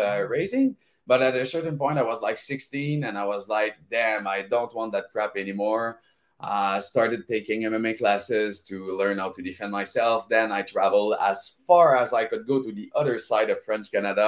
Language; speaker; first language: English; non-native, fluent; French